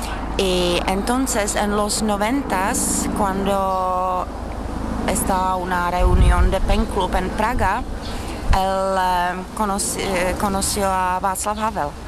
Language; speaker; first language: Spanish; non-native, fluent; Czech